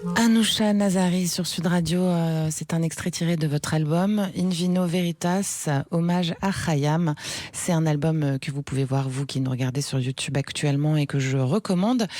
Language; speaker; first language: French; native; French